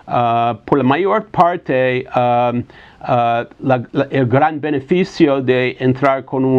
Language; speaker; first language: Spanish; non-native, fluent; English